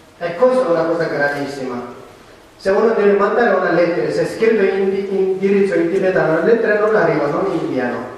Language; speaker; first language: Italian; non-native, learner; Tibetan